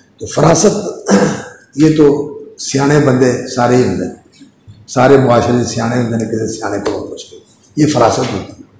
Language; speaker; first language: Urdu; non-native, local second language; Punjabi